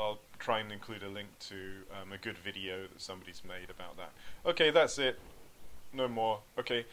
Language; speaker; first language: English; native; English